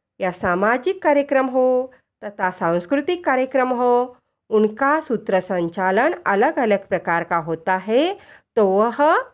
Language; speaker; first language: Hindi; non-native, local second language; Marathi